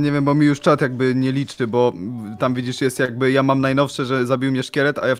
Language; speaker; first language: Polish; native; Polish